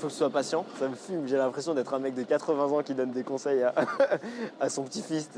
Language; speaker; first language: French; native; French